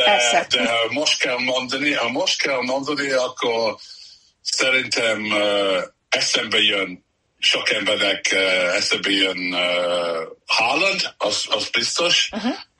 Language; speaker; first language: Hungarian; early bilingual, heritage; Hungarian